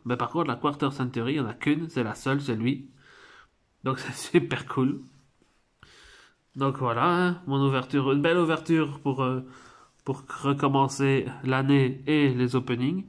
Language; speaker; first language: French; native; French